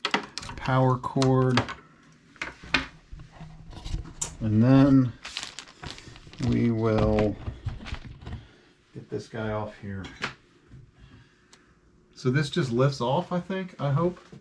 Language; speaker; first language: English; native; English